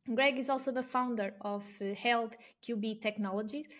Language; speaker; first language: English; non-native, fluent; Portuguese